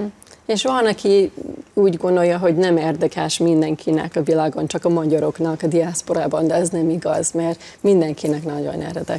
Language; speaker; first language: Hungarian; early bilingual, heritage; English